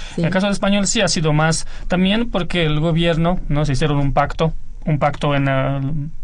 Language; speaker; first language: Spanish; non-native, fluent; Romanian